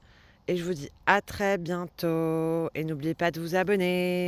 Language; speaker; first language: French; native; French